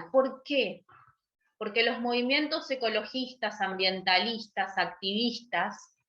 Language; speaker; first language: Spanish; native; Spanish